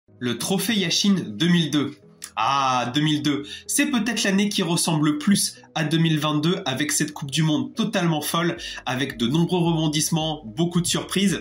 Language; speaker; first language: French; native; French